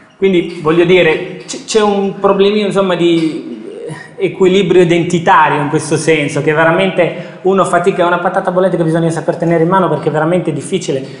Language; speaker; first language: Italian; early bilingual, other home language; Arabic